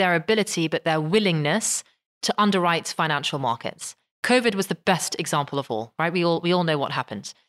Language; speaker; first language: English; native; English